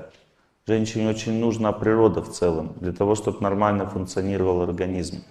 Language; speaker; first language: Russian; native; Russian